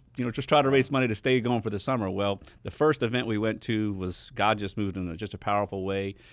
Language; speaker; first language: English; native; English